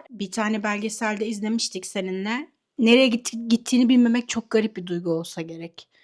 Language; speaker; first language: Turkish; native; Turkish